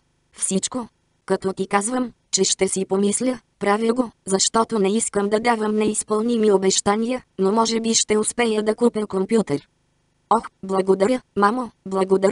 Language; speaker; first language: Bulgarian; native; Bulgarian